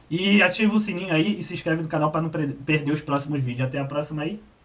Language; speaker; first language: Portuguese; native; Portuguese